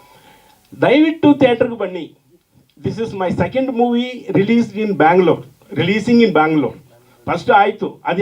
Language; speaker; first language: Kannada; non-native, fluent; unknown